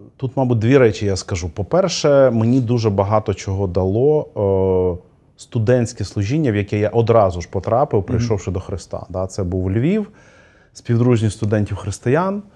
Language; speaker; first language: Ukrainian; non-native, local second language; Russian